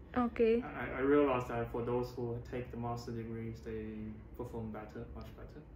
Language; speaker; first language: English; non-native, fluent; Chinese